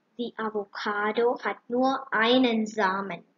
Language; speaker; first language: German; non-native, learner; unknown